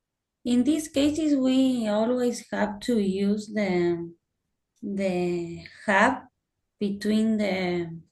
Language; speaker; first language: English; non-native, learner; Spanish